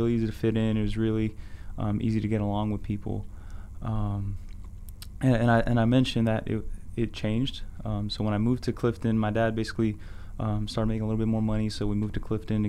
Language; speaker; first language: English; native; English